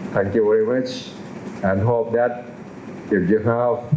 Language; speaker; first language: English; non-native, fluent; Thai